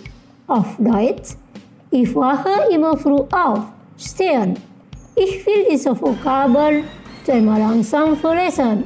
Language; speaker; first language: German; non-native, fluent; Indonesian